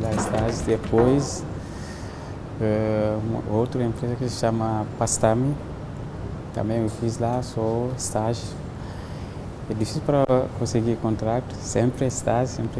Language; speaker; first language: Portuguese; non-native, learner; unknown